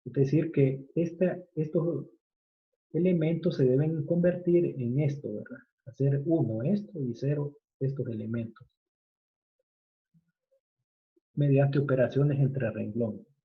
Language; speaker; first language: Spanish; native; Spanish